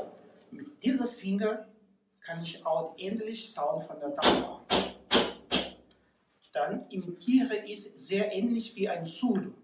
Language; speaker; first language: German; non-native, learner; Portuguese